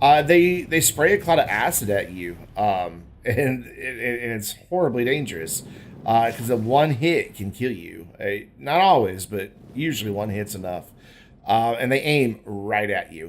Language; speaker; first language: English; native; English